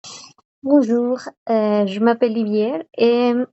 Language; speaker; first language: French; non-native, fluent; Spanish